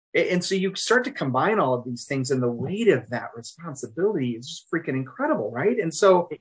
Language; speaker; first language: English; early bilingual, other home language; Spanish